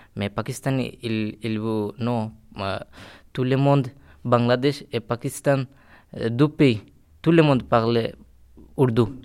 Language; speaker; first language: French; non-native, learner; Bangla